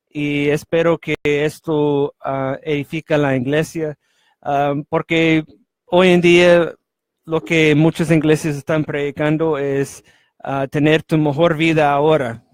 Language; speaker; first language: Spanish; non-native, fluent; English